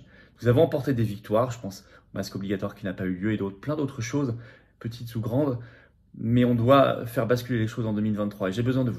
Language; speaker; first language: French; native; French